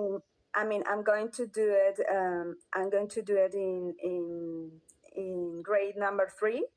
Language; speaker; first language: English; non-native, learner; Spanish